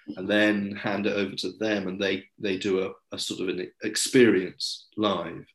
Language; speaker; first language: English; native; English